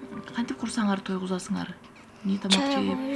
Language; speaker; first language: Kyrgyz; native; Kyrgyz